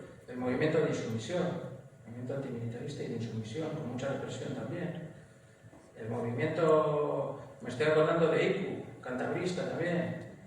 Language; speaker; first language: Spanish; native; Spanish